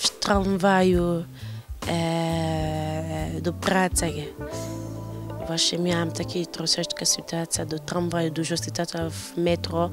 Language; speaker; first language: Polish; non-native, learner; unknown